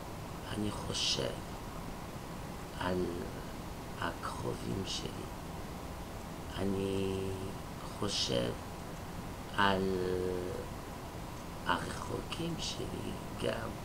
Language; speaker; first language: Hebrew; non-native, fluent; French